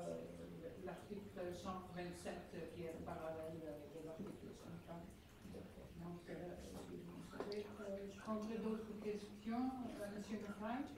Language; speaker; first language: French; non-native, fluent; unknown